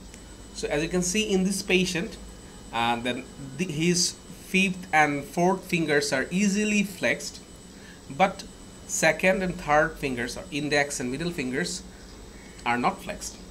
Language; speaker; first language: English; non-native, local second language; Bangla